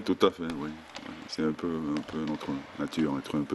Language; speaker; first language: French; non-native, fluent; Finnish